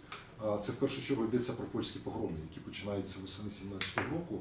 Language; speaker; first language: Ukrainian; native; Ukrainian